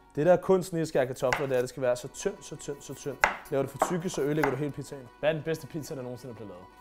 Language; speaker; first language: Danish; native; Danish